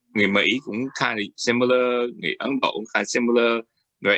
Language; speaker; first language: Vietnamese; early bilingual, heritage; Vietnamese